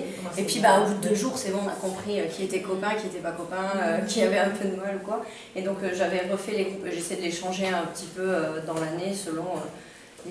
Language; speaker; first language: French; native; French